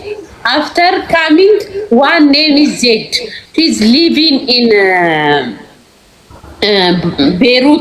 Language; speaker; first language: English; non-native, learner; Amharic